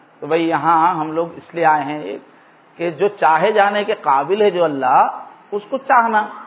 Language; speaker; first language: Urdu; native; Urdu